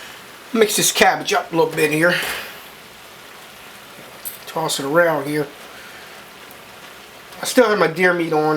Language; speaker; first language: English; native; English